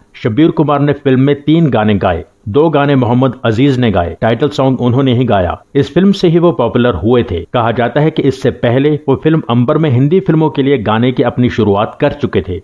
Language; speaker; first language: Hindi; native; Hindi